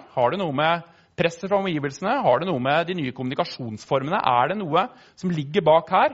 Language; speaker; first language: Norwegian; native; Norwegian